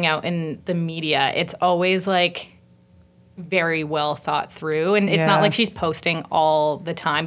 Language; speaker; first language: English; native; English